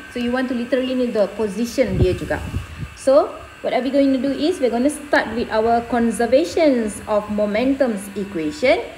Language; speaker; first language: English; non-native, local second language; Malay